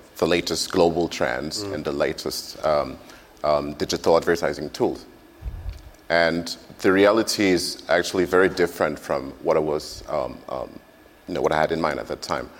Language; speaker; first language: English; non-native, fluent; French